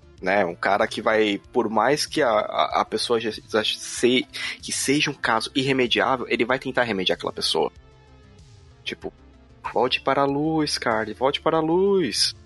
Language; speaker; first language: Portuguese; native; Portuguese